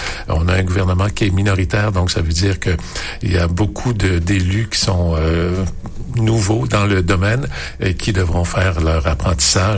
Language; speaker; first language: French; native; French